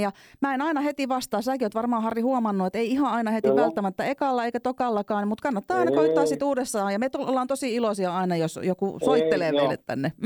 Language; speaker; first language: Finnish; native; Finnish